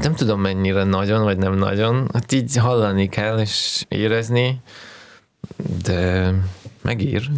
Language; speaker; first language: Hungarian; non-native, fluent; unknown